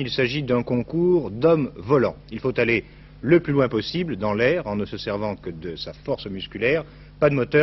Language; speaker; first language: French; native; French